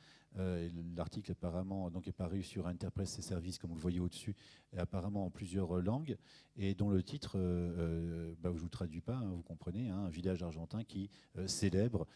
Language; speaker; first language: French; native; French